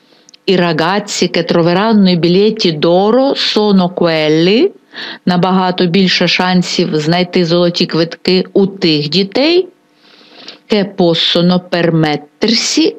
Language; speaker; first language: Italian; non-native, fluent; Ukrainian